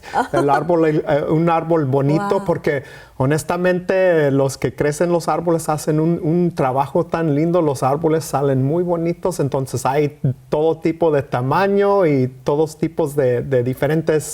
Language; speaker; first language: Spanish; early bilingual, heritage; Spanish